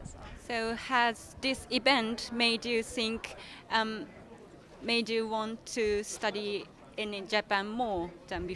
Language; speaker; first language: English; non-native, learner; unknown